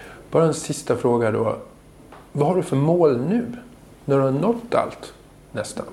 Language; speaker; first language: Swedish; native; Swedish